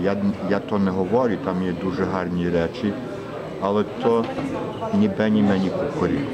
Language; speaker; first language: Ukrainian; early bilingual, heritage; Ukrainian